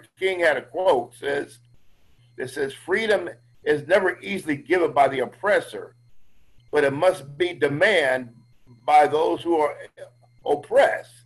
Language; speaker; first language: English; native; English